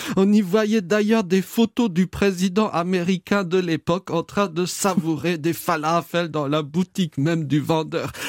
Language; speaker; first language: French; native; French